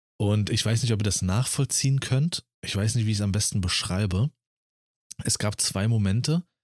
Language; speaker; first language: German; native; German